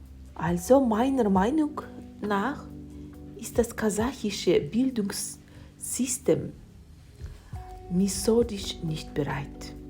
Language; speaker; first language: German; non-native, learner; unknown